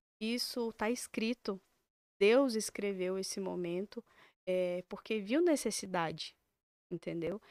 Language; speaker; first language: Portuguese; native; Portuguese